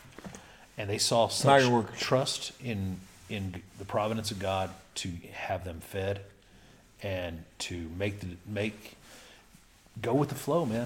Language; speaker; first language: English; early bilingual, other home language; Spanish